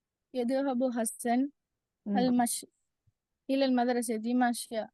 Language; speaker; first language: Arabic; non-native, learner; Tamil